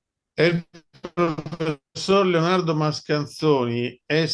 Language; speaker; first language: Spanish; non-native, fluent; Italian